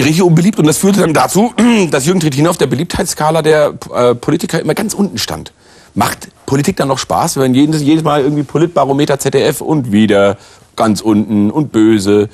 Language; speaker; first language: German; native; German